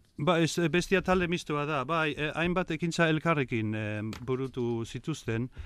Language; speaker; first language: Basque; non-native, fluent; German